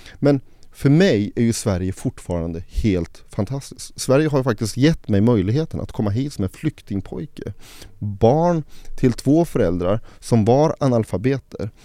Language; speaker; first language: Swedish; early bilingual, other home language; Arabic